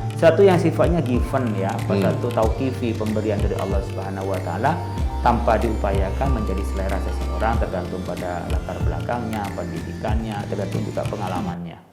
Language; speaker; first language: Indonesian; non-native, local second language; Madurese